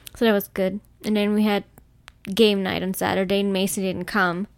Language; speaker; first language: English; non-native, fluent; German